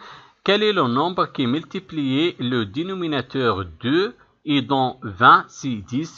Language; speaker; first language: French; non-native, local second language; Arabic